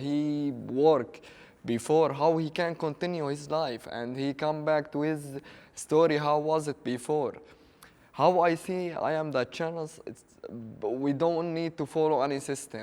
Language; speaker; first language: English; non-native, learner; Arabic